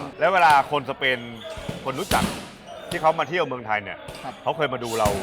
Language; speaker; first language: Thai; native; Thai